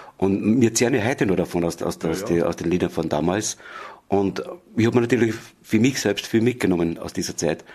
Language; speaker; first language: German; native; German